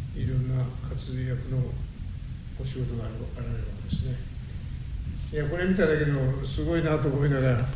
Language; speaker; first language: Japanese; native; Japanese